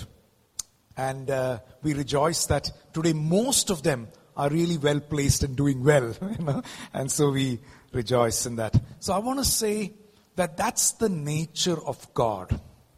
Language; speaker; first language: English; non-native, local second language; Malayalam